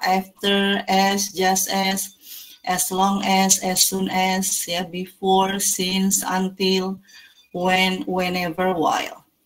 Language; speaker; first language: English; non-native, fluent; Indonesian